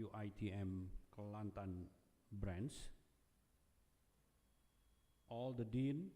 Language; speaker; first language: English; non-native, fluent; Indonesian